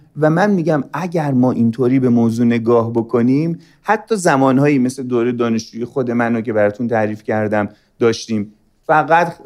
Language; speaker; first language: Persian; native; Persian